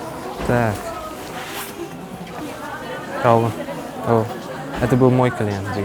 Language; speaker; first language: Russian; non-native, local second language; Yakut